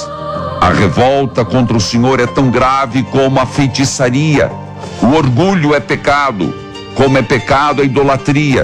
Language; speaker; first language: Portuguese; native; Portuguese